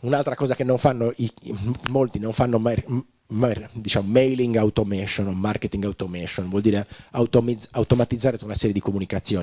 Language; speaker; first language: Italian; native; Italian